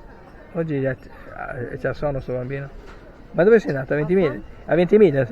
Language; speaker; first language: Italian; native; Italian